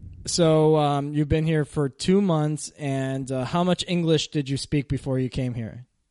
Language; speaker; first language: English; native; English